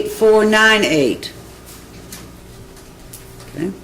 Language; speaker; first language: English; native; English